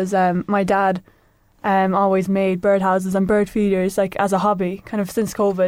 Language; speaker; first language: English; native; English